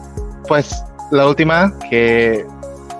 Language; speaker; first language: Spanish; non-native, fluent; Filipino